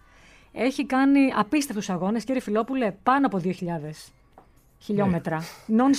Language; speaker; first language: Greek; native; Greek